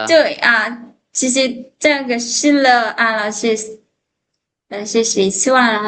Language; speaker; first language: Chinese; non-native, fluent; Lao